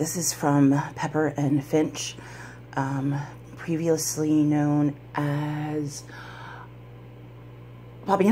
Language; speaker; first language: English; native; English